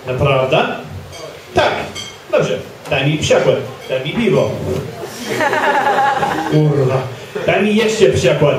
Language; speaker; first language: Polish; non-native, learner; English